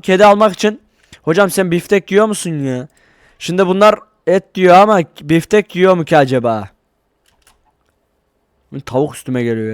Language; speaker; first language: Turkish; native; Turkish